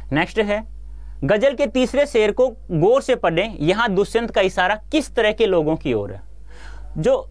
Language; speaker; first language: Hindi; native; Hindi